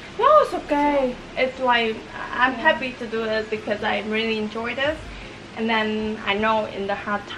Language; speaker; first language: English; non-native, fluent; Vietnamese